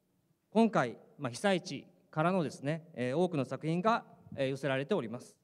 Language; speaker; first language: Japanese; native; Japanese